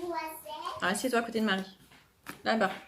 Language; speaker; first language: French; native; French